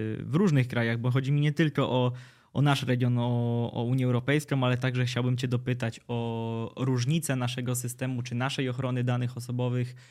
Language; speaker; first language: Polish; native; Polish